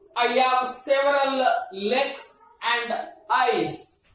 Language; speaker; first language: English; non-native, local second language; Kannada